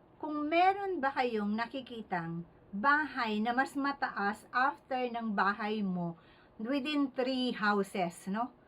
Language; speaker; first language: Filipino; native; Filipino